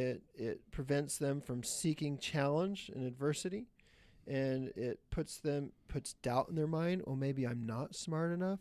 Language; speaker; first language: English; native; English